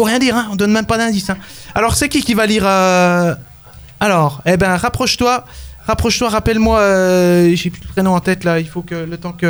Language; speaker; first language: French; native; French